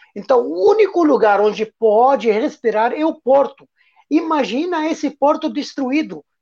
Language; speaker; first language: Portuguese; non-native, fluent; Arabic